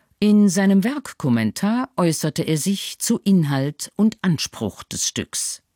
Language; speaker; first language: German; native; German